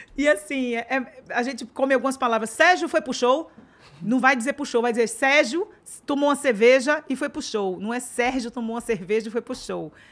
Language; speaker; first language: Portuguese; native; Portuguese